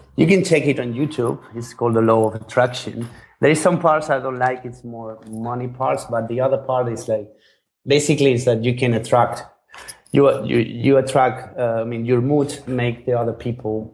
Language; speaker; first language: English; non-native, fluent; Spanish